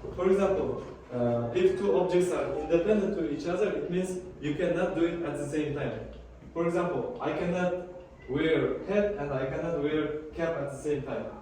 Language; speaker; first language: English; non-native, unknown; Kazakh